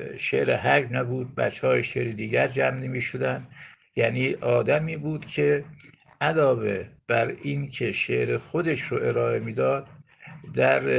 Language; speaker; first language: Persian; native; Persian